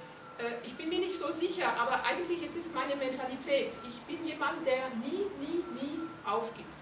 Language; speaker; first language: German; non-native, fluent; Hungarian